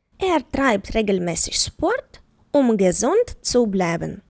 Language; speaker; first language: German; non-native, fluent; Ukrainian